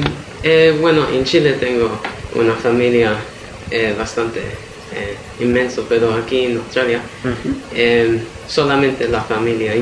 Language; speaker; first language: Spanish; early bilingual, heritage; Spanish